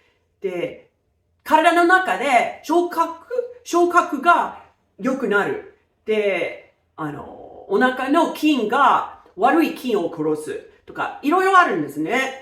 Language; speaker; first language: Japanese; non-native, fluent; English